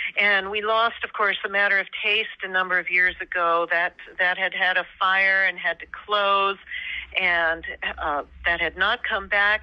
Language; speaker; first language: English; native; English